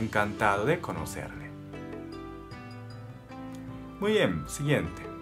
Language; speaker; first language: Spanish; non-native, learner; Japanese